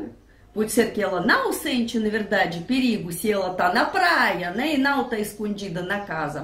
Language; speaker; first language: Portuguese; non-native, fluent; Russian